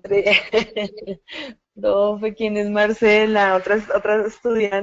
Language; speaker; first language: Spanish; native; Spanish